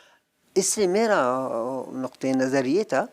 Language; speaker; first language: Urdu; non-native, learner; Persian